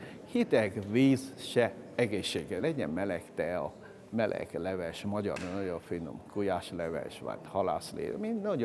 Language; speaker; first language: Hungarian; non-native, learner; Chinese